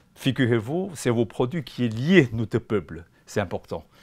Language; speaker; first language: French; non-native, fluent; Chinese